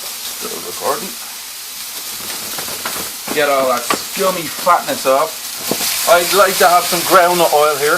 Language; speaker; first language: English; native; English